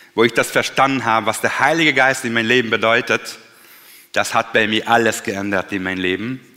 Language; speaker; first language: German; non-native, fluent; Hungarian